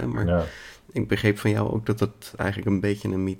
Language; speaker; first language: Dutch; native; Dutch